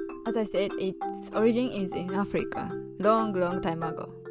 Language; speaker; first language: English; non-native, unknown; Japanese